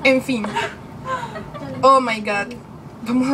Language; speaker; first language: Spanish; native; Spanish